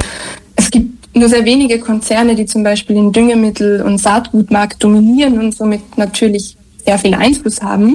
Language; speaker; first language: German; native; German